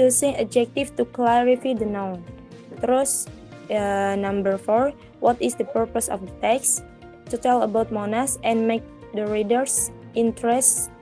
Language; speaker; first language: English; non-native, learner; Indonesian